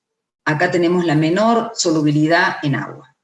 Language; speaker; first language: Spanish; native; Spanish